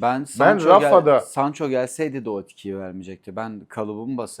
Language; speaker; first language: Turkish; native; Turkish